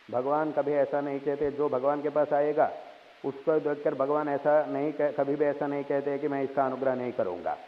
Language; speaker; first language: Hindi; non-native, local second language; Telugu